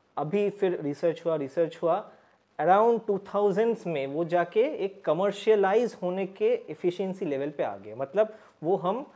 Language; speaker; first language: Hindi; native; Hindi